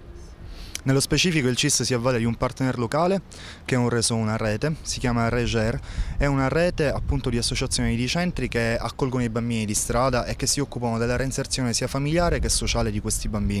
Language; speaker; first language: Italian; native; Italian